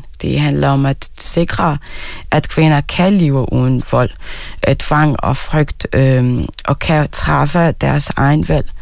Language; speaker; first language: Danish; non-native, fluent; Arabic